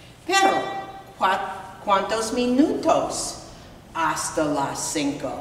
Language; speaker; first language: Spanish; non-native, fluent; English